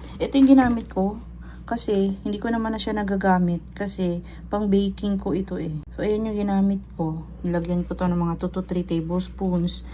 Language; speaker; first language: Filipino; native; Filipino